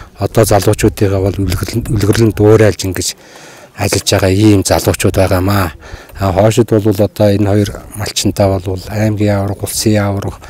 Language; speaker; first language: Mongolian; native; Mongolian